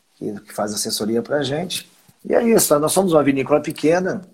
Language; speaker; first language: Portuguese; native; Portuguese